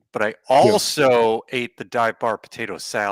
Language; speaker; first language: English; native; English